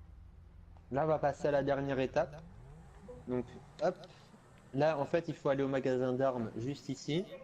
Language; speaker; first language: French; native; French